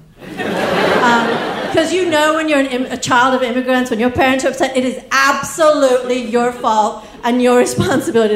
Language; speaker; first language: English; native; English